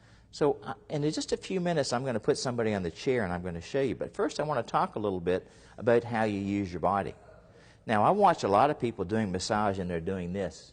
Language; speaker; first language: English; native; English